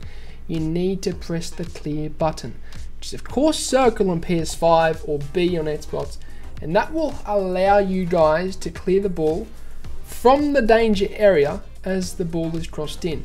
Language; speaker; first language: English; native; English